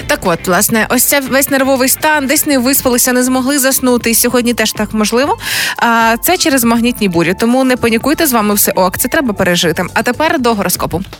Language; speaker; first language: Ukrainian; native; Ukrainian